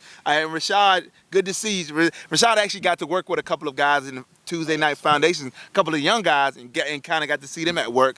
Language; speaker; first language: English; native; English